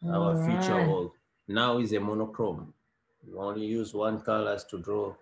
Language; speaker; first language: English; non-native, learner; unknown